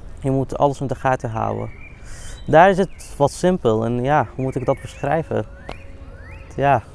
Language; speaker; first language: Dutch; non-native, fluent; Arabic